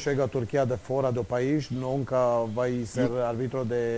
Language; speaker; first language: Portuguese; non-native, fluent; Romanian